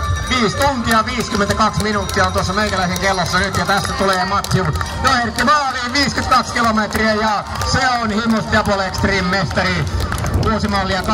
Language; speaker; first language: Finnish; native; Finnish